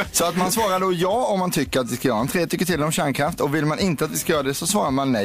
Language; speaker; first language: Swedish; native; Swedish